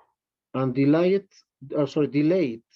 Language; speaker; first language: English; non-native, fluent; Spanish